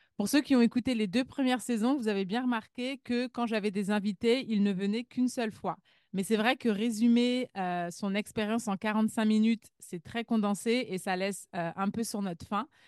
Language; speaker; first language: French; native; French